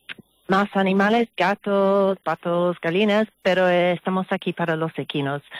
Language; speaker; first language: Spanish; non-native, learner; English